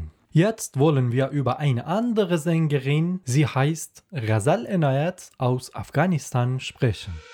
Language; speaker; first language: German; non-native, learner; Persian